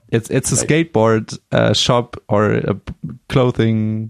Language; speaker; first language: English; non-native, fluent; German